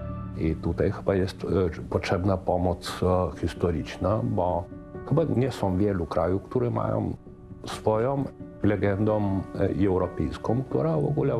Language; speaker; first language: Polish; non-native, fluent; Lithuanian